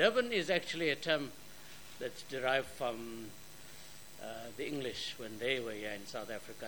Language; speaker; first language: English; native; English